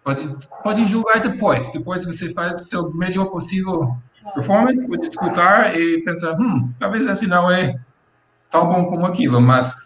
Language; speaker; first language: Portuguese; non-native, fluent; English